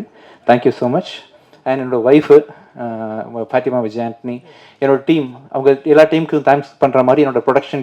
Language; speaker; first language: Tamil; native; Tamil